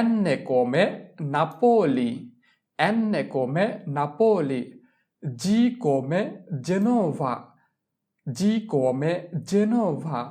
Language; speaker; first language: Italian; non-native, fluent; Bangla